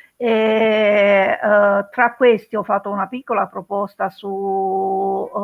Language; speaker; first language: Italian; early bilingual, other home language; Romanian